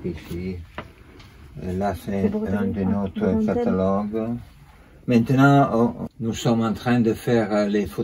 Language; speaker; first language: French; non-native, fluent; Italian